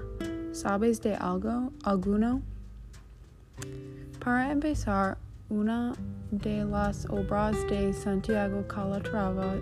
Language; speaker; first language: Spanish; non-native, learner; English